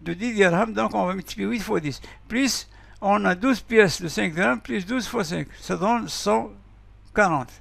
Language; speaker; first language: French; non-native, local second language; Arabic